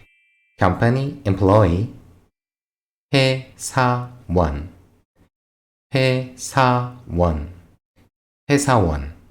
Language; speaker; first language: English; non-native, fluent; Korean